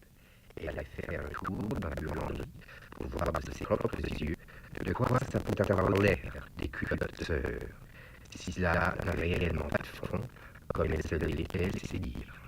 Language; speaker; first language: French; native; French